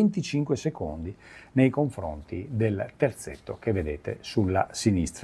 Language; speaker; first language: Italian; native; Italian